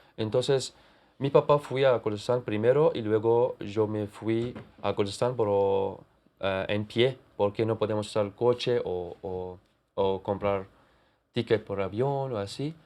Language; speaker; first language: Spanish; non-native, fluent; Kurdish